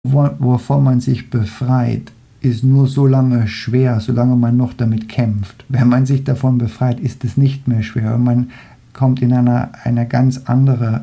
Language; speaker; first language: German; non-native, fluent; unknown